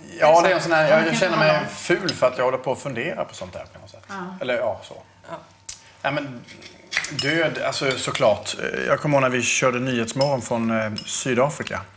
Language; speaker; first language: Swedish; native; Swedish